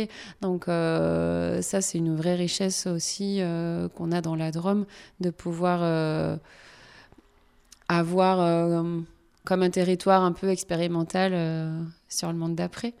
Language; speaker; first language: French; native; French